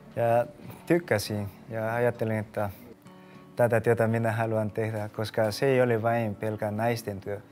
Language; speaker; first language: Finnish; non-native, learner; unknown